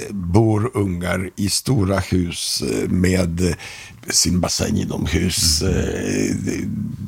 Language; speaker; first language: Swedish; non-native, fluent; Polish